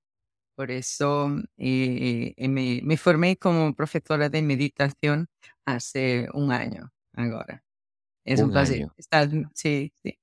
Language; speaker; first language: Spanish; non-native, fluent; Portuguese